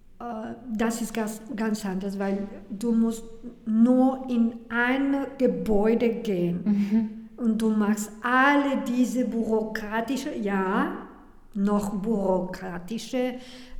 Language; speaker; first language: German; non-native, learner; Spanish